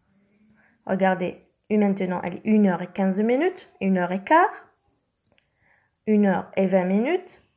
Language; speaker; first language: French; non-native, local second language; Arabic